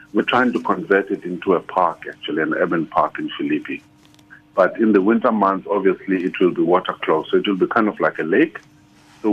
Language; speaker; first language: English; non-native, local second language; Xhosa